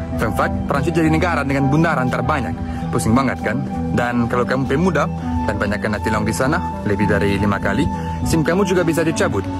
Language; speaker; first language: Indonesian; non-native, fluent; French